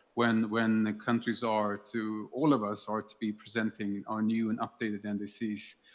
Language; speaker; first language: English; non-native, fluent; Swedish